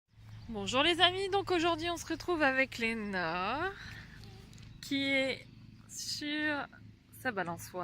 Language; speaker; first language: French; native; French